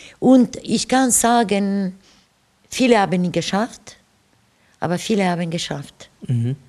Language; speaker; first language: German; non-native, fluent; Italian